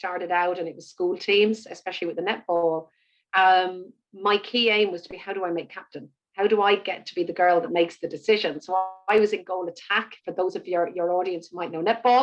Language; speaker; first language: English; native; English